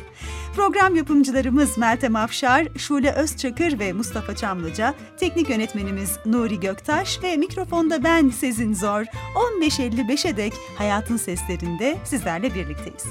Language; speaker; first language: Turkish; native; Turkish